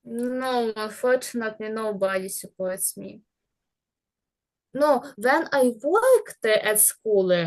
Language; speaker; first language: English; non-native, learner; Ukrainian